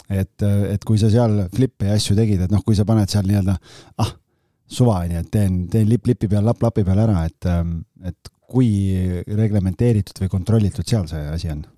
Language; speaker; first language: Estonian; native; Estonian